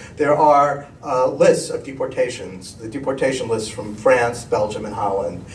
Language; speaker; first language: English; native; English